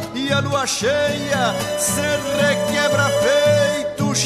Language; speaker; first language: Portuguese; native; Portuguese